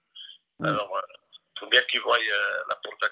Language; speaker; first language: French; non-native, local second language; Dutch